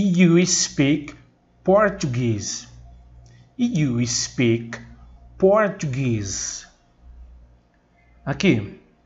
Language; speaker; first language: English; non-native, fluent; Portuguese